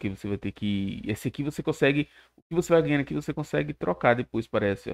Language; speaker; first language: Portuguese; native; Portuguese